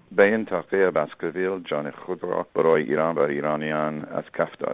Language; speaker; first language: Persian; non-native, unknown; English